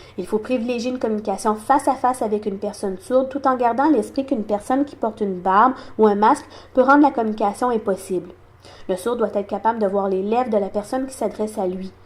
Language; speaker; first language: French; non-native, local second language; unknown